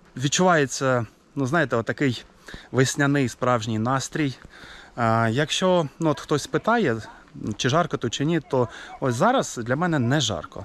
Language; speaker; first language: Ukrainian; native; Ukrainian